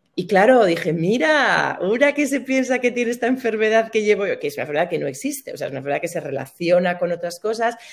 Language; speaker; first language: Spanish; native; Spanish